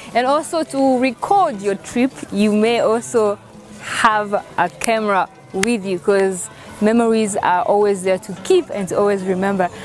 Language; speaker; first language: English; non-native, local second language; Kinyarwanda